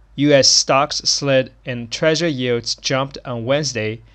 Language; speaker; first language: English; non-native, fluent; Chinese